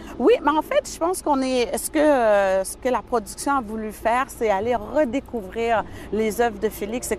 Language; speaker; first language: French; native; French